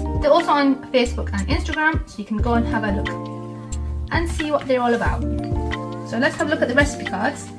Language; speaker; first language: English; native; English